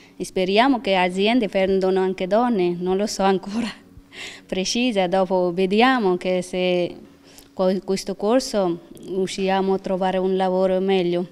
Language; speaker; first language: Italian; non-native, learner; Bangla